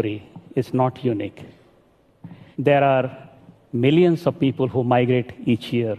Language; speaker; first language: English; non-native, local second language; Odia